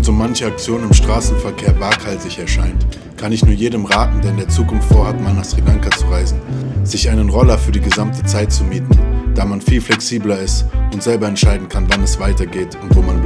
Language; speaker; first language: German; native; German